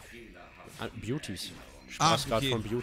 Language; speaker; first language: German; native; German